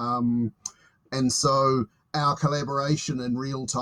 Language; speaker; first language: English; native; English